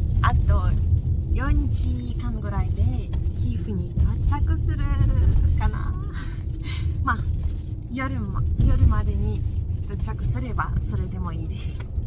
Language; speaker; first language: Japanese; non-native, fluent; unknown